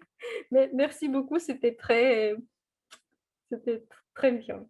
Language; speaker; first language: French; non-native, fluent; Russian